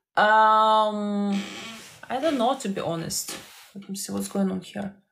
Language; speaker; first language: English; non-native, fluent; Ukrainian